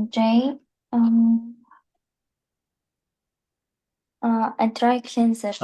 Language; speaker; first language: English; non-native, learner; Arabic